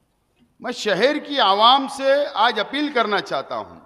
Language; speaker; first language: Hindi; native; Hindi